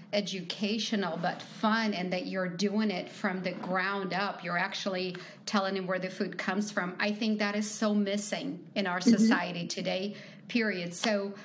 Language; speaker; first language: English; non-native, fluent; Ukrainian